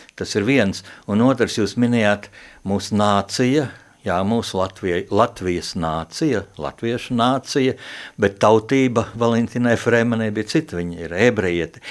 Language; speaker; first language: Latvian; native; Latvian